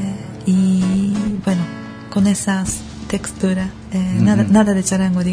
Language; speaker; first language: Spanish; non-native, learner; Japanese